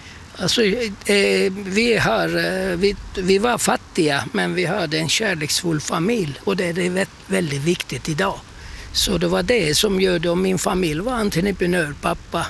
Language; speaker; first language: Swedish; non-native, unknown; Turkish